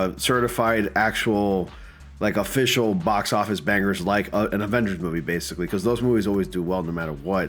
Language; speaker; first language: English; native; English